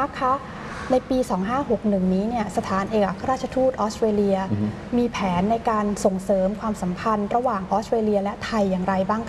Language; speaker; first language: Thai; native; Thai